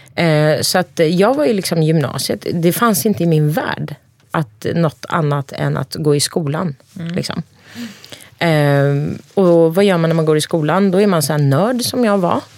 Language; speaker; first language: Swedish; early bilingual, other home language; Turkish